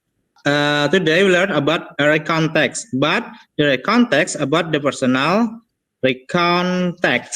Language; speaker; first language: English; non-native, learner; Indonesian